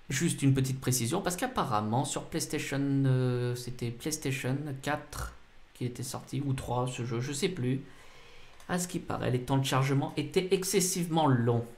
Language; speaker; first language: French; native; French